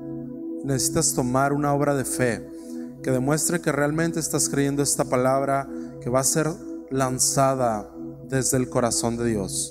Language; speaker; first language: Spanish; native; Spanish